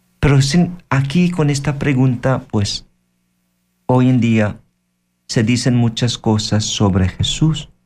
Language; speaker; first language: Spanish; non-native, fluent; Filipino